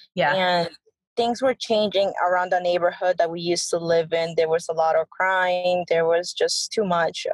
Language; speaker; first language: English; early bilingual, other home language; Spanish